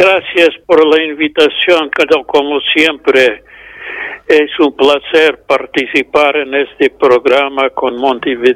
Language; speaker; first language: Spanish; non-native, fluent; English